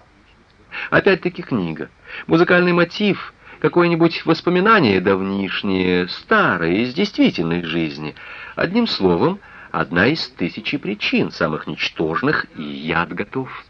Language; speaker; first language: Russian; native; Russian